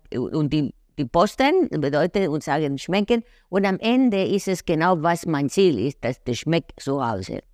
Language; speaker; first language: German; non-native, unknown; Spanish